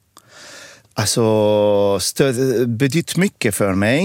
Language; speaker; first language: Swedish; non-native, fluent; Arabic